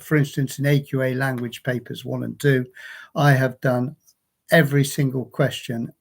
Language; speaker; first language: English; native; English